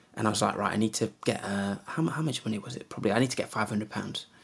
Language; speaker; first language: English; native; English